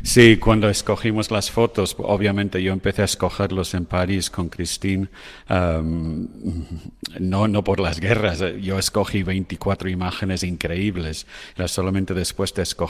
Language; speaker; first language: Spanish; non-native, fluent; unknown